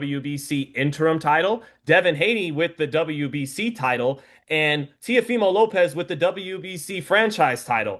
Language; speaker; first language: English; native; English